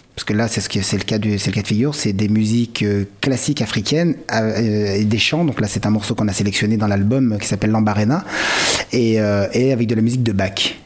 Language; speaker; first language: French; early bilingual, other home language; Malagasy